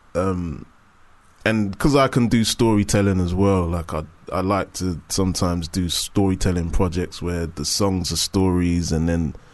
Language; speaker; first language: English; native; English